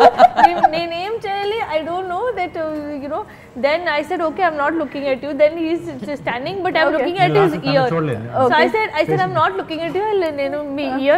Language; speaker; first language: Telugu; non-native, learner; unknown